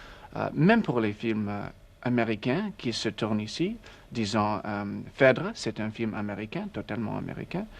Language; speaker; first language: French; non-native, learner; English